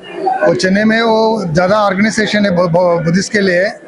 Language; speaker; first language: Hindi; non-native, local second language; Tamil